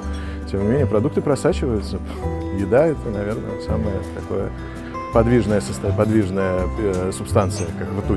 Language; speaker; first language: Russian; native; Russian